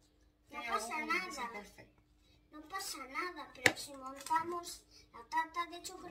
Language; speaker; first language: Spanish; early bilingual, other home language; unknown